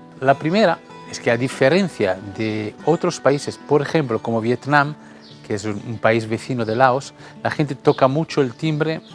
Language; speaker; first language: Spanish; non-native, fluent; Italian